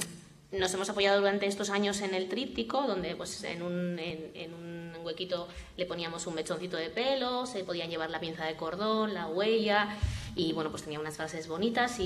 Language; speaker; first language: Spanish; native; Spanish